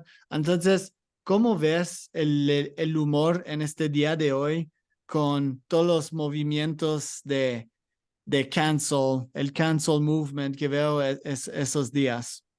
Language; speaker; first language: Spanish; non-native, learner; English